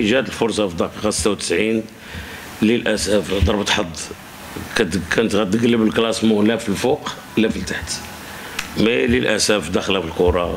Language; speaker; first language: Arabic; native; Arabic